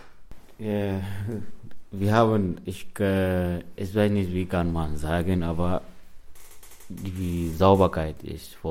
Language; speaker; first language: German; non-native, learner; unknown